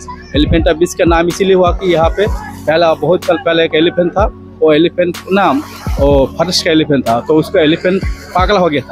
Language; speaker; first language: Hindi; non-native, local second language; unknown